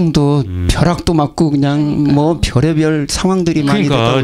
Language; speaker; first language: Korean; native; Korean